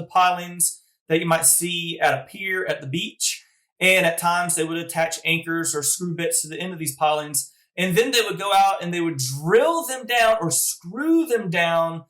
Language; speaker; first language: English; native; English